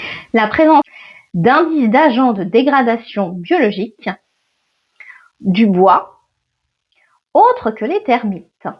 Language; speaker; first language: French; native; French